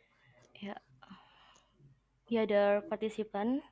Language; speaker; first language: English; non-native, learner; Indonesian